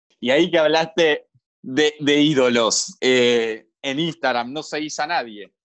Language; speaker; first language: Spanish; native; Spanish